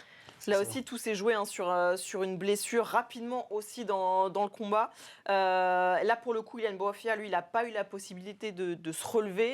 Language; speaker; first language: French; native; French